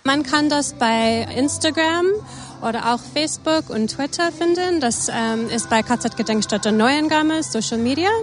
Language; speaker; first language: German; non-native, learner; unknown